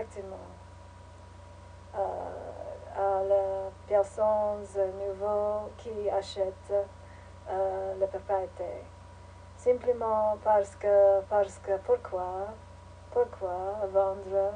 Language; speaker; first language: French; non-native, learner; English